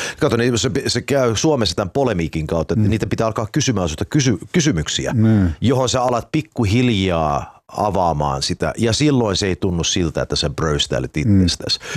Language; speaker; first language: Finnish; early bilingual, heritage; Finnish